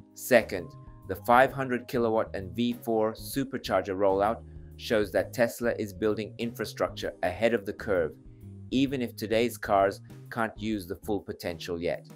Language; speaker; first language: English; non-native, fluent; Japanese